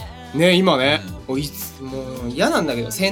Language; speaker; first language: Japanese; native; Japanese